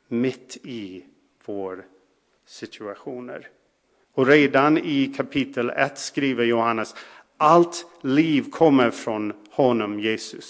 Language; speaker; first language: Swedish; non-native, fluent; English